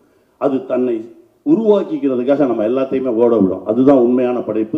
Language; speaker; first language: Tamil; native; Tamil